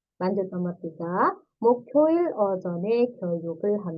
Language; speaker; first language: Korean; non-native, fluent; Indonesian